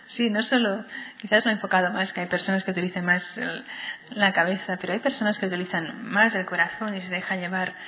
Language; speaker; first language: Spanish; non-native, local second language; Catalan